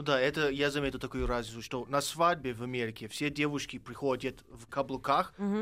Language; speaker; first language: Russian; non-native, fluent; English